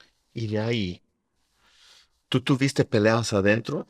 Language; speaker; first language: Spanish; early bilingual, heritage; Spanish